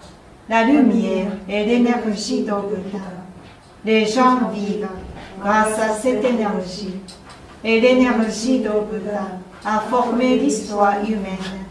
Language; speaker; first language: French; non-native, fluent; Japanese